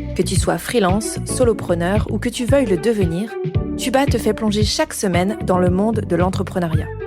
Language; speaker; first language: French; native; French